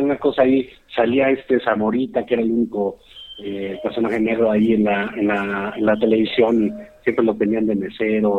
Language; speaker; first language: Spanish; native; Spanish